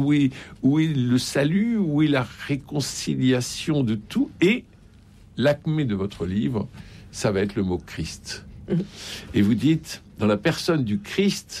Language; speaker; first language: French; native; French